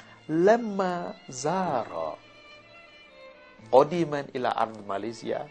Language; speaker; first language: Arabic; non-native, learner; Malay